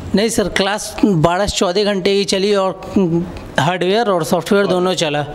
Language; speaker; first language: Hindi; native; Hindi